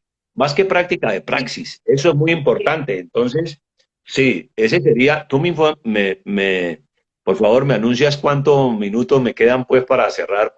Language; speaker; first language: Spanish; native; Spanish